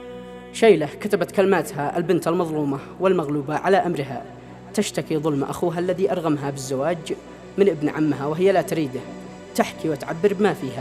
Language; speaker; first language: Arabic; native; Arabic